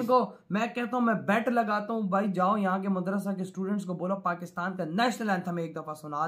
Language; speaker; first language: Urdu; non-native, local second language; Punjabi